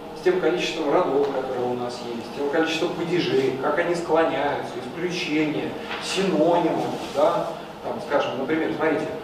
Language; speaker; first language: Russian; native; Russian